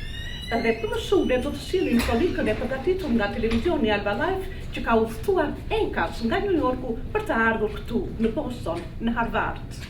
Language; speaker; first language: Albanian; native; Albanian